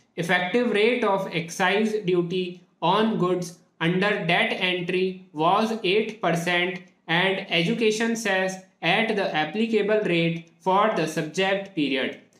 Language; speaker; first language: English; non-native, local second language; Hindi